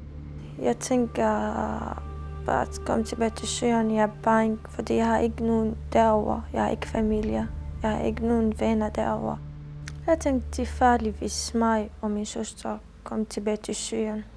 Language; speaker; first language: Danish; non-native, learner; Arabic